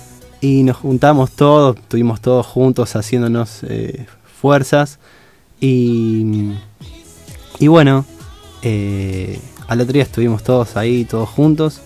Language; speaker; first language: Spanish; native; Spanish